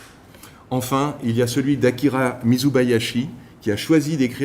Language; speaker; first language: French; native; French